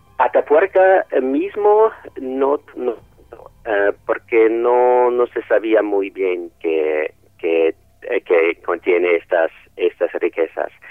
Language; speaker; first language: Spanish; non-native, fluent; German